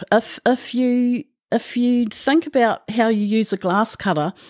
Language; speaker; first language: English; native; English